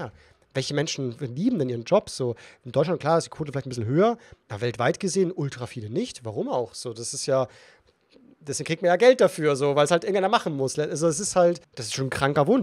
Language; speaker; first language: German; native; German